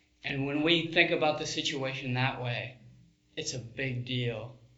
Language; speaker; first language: English; native; English